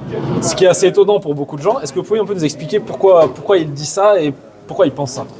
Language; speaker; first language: French; native; French